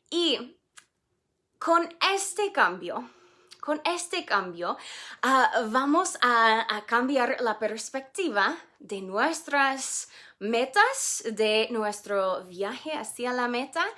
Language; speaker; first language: Spanish; non-native, fluent; English